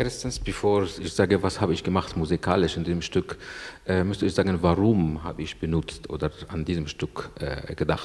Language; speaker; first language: German; non-native, learner; Arabic